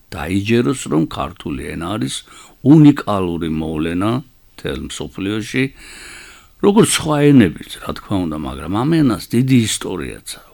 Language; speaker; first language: Georgian; native; Georgian